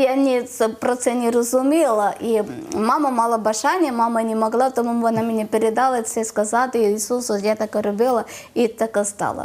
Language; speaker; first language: Ukrainian; non-native, learner; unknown